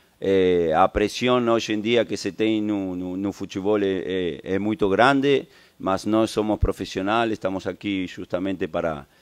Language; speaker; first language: Portuguese; non-native, fluent; Spanish